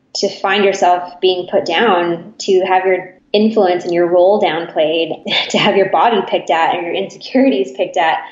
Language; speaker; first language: English; native; English